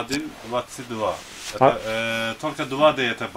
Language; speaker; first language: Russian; non-native, learner; Turkish